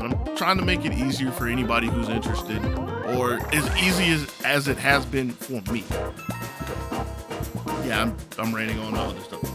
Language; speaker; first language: English; native; English